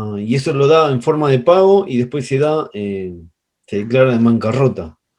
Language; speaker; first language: Spanish; native; Spanish